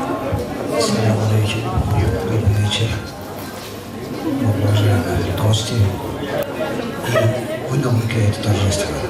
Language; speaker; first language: Russian; non-native, learner; Kyrgyz